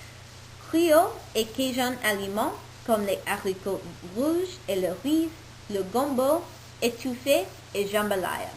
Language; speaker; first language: French; non-native, learner; English